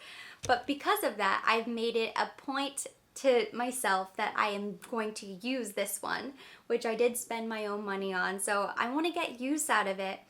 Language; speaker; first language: English; native; English